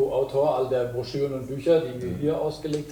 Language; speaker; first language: German; native; German